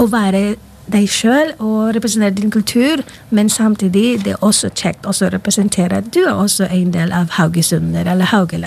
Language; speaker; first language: Norwegian; non-native, fluent; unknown